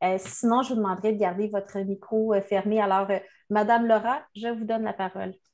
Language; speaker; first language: French; native; French